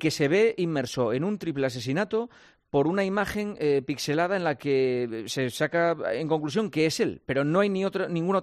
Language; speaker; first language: Spanish; native; Spanish